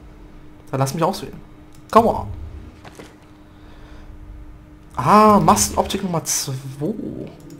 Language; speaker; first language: German; native; German